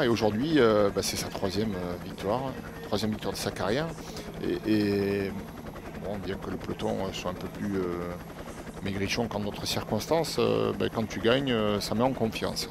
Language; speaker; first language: French; native; French